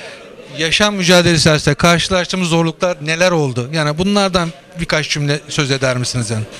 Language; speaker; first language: Turkish; native; Turkish